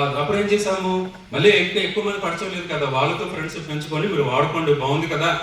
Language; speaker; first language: Telugu; non-native, fluent; Hindi